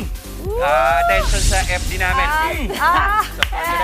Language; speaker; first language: Filipino; native; Filipino